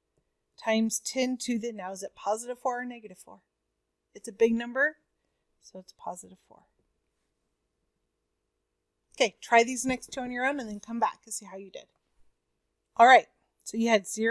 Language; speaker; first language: English; native; English